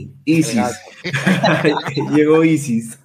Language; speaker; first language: Spanish; native; Spanish